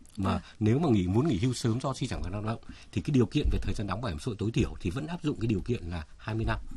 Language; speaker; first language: Vietnamese; native; Vietnamese